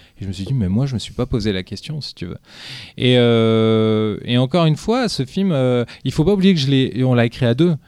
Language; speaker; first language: French; early bilingual, other home language; Portuguese